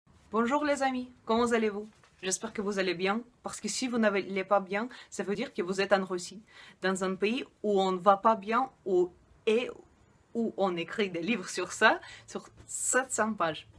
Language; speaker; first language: French; non-native, fluent; Russian